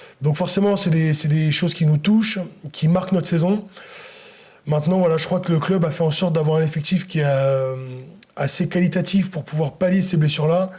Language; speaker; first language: French; native; French